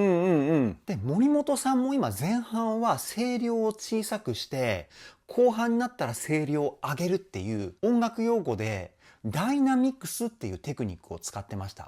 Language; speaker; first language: Japanese; native; Japanese